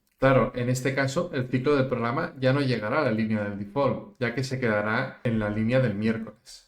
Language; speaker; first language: Spanish; native; Spanish